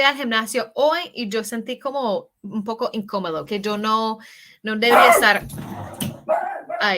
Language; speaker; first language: Spanish; non-native, fluent; English